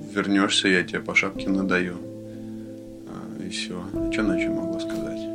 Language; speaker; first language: Russian; native; Russian